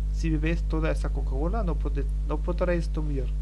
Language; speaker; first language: Spanish; non-native, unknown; German